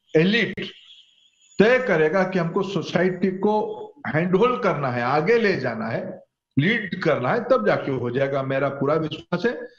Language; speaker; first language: Hindi; non-native, local second language; Odia